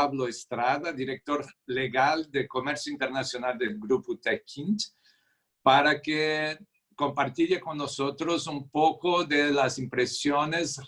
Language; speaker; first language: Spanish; non-native, fluent; Portuguese